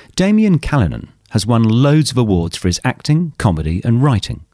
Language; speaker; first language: English; native; English